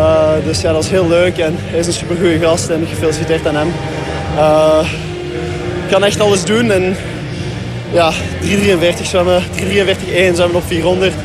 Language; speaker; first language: Dutch; non-native, local second language; French